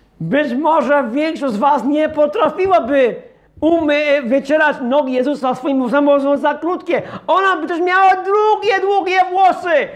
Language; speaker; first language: Polish; non-native, fluent; English